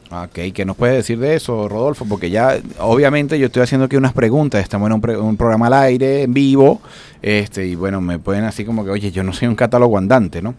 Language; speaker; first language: Spanish; native; Spanish